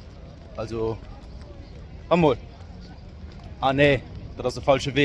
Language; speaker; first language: German; non-native, local second language; Luxembourgish